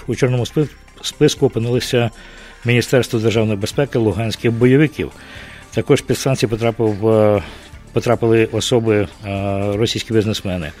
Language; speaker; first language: Ukrainian; native; Ukrainian